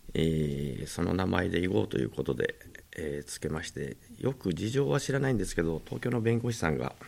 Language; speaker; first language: Japanese; native; Japanese